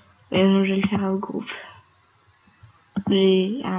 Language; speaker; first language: French; native; French